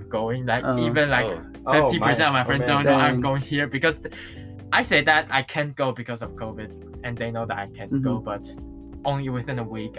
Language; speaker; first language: English; non-native, learner; Chinese